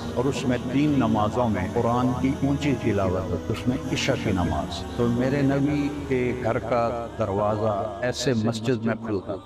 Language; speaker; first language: Urdu; non-native, local second language; Punjabi